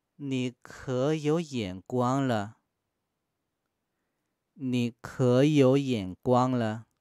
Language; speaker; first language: Chinese; non-native, fluent; Korean